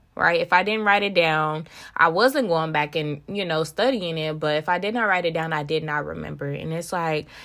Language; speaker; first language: English; native; English